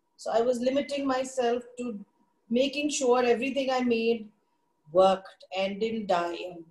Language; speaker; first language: English; non-native, local second language; Hindi